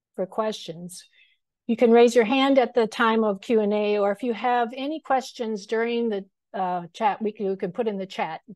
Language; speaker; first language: English; native; English